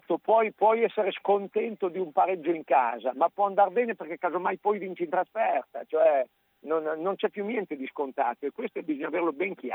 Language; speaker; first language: Italian; native; Italian